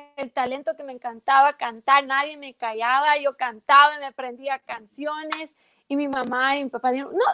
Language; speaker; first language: Spanish; early bilingual, heritage; Spanish